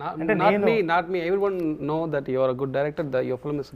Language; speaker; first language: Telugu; non-native, learner; Tamil